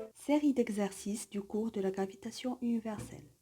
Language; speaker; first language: French; non-native, local second language; Arabic